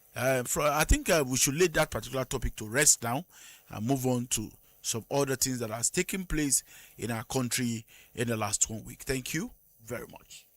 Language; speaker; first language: English; non-native, local second language; Yoruba